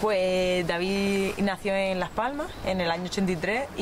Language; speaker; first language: Spanish; native; Spanish